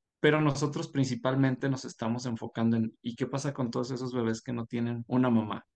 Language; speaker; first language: Spanish; native; Spanish